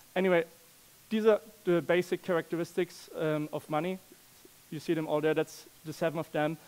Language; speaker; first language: English; non-native, fluent; German